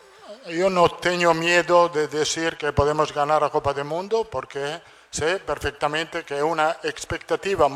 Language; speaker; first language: Portuguese; non-native, learner; Italian